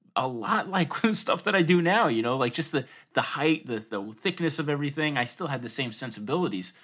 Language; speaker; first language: English; native; English